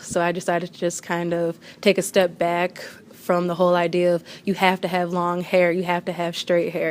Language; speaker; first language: English; native; English